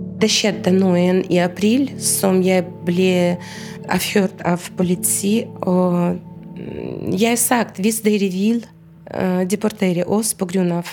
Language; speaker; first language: Norwegian; non-native, learner; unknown